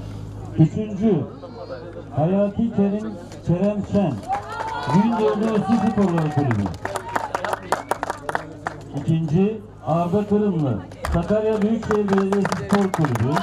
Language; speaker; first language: Turkish; native; Turkish